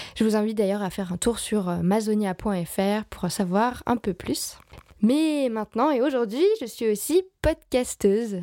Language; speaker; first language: French; native; French